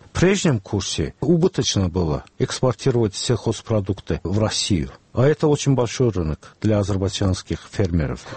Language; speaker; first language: Russian; non-native, local second language; Azerbaijani